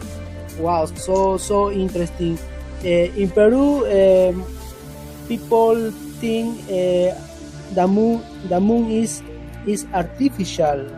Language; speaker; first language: English; non-native, learner; Spanish